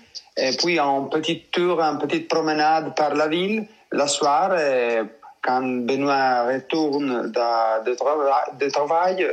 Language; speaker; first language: French; non-native, learner; Italian